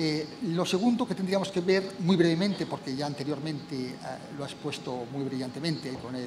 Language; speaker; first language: Spanish; native; Spanish